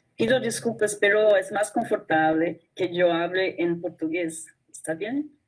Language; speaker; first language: Spanish; non-native, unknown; Portuguese